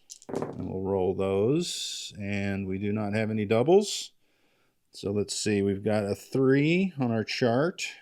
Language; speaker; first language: English; native; English